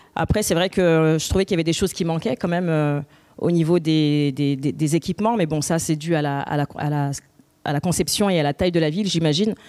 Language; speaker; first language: French; native; French